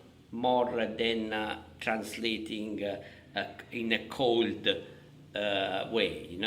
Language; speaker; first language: English; non-native, fluent; Italian